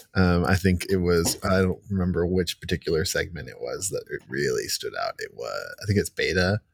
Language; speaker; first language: English; native; English